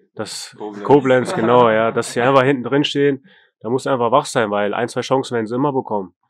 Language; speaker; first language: German; native; German